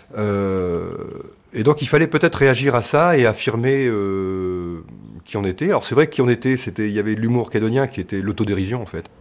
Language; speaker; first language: French; native; French